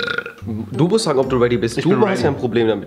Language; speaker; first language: German; native; German